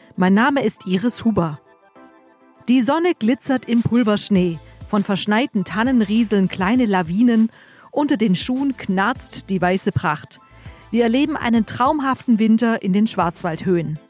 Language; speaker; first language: German; native; German